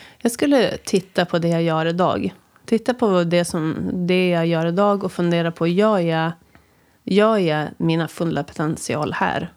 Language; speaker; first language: Swedish; native; Swedish